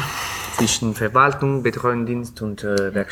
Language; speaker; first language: German; non-native, fluent; Italian